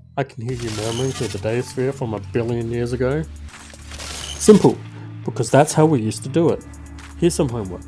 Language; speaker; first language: English; native; English